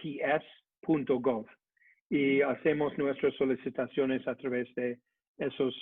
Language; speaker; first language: Spanish; non-native, fluent; English